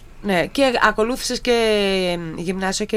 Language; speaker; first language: Greek; native; Greek